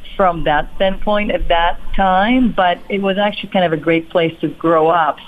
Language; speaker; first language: English; non-native, fluent; Polish